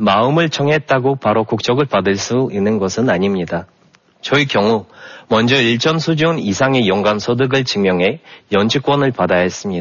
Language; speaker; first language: Korean; non-native, fluent; Russian